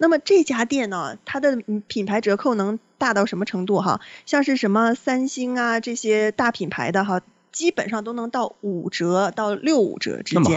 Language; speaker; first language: Chinese; native; Chinese